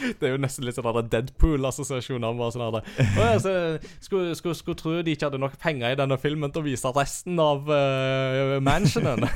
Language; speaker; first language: Norwegian; early bilingual, heritage; Norwegian